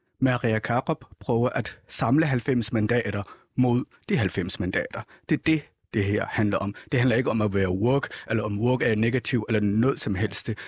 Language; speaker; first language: Danish; non-native, fluent; Somali